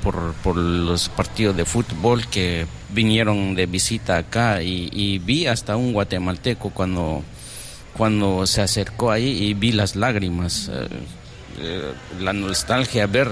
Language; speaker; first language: Spanish; non-native, local second language; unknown